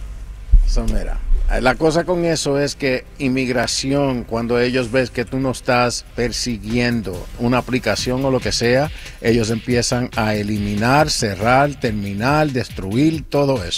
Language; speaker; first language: Spanish; early bilingual, other home language; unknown